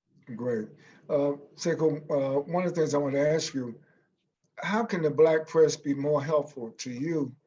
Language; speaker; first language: English; native; English